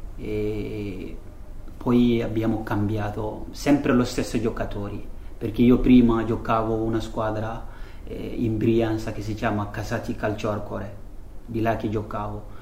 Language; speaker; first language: Italian; non-native, fluent; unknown